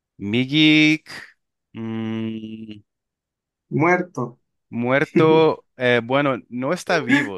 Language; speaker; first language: Spanish; non-native, local second language; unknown